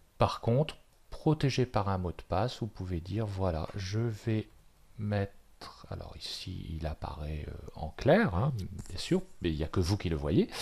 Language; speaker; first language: French; native; French